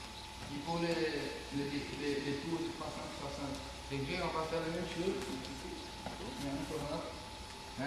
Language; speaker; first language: French; non-native, learner; Portuguese